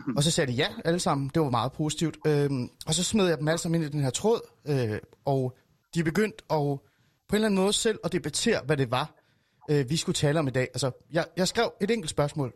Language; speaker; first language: Danish; early bilingual, other home language; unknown